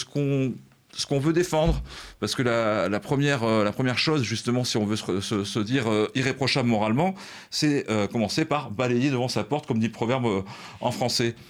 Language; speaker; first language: French; native; French